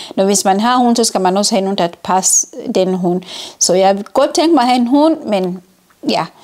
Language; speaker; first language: Danish; non-native, fluent; Ganda